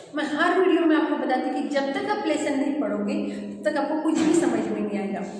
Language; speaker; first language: Hindi; non-native, local second language; Marathi